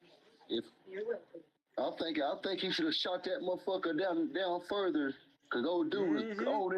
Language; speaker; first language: English; native; English